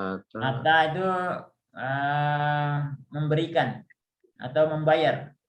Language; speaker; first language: Indonesian; native; Indonesian